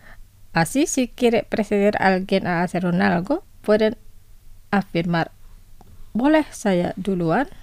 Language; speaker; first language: Spanish; non-native, fluent; Indonesian